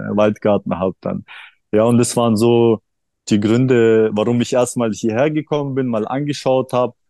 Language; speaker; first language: German; early bilingual, other home language; Russian